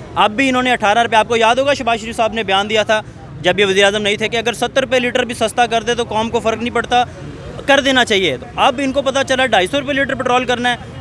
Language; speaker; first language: Urdu; native; Urdu